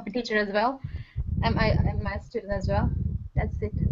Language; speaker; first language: English; non-native, learner; Turkish